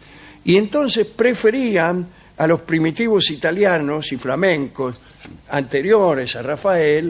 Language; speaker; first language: Spanish; native; Spanish